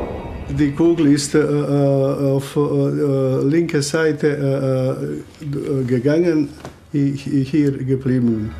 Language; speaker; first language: German; non-native, local second language; Croatian